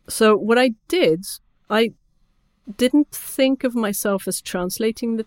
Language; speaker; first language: English; non-native, fluent; Swedish